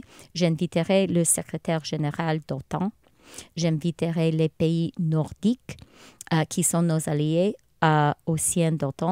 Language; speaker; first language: French; non-native, local second language; English